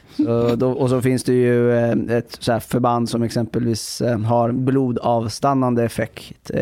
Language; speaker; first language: Swedish; early bilingual, other home language; Persian